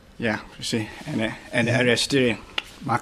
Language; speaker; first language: Dutch; non-native, learner; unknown